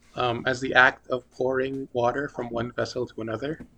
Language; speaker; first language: English; early bilingual, other home language; Filipino